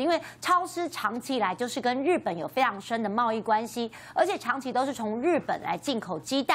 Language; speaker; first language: Chinese; native; Chinese